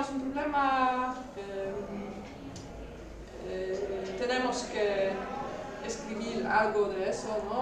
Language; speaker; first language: Spanish; non-native, learner; Polish